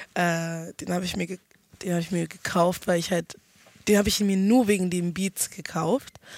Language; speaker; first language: German; early bilingual, other home language; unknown